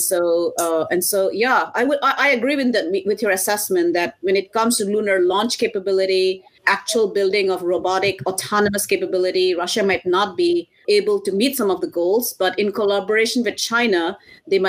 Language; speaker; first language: English; non-native, local second language; Assamese